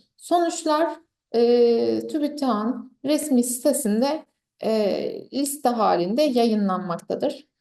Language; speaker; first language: Turkish; native; Turkish